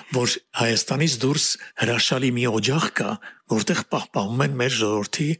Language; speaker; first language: Armenian; native; Armenian